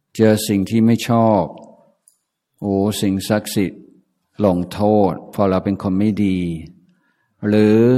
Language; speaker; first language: Thai; non-native, fluent; English